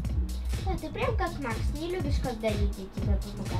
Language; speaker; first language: Russian; early bilingual, heritage; Russian